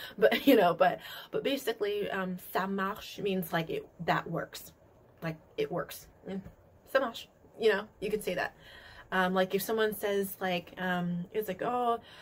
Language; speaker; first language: English; native; English